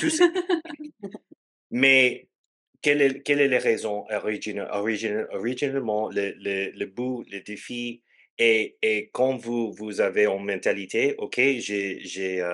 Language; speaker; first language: French; non-native, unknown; English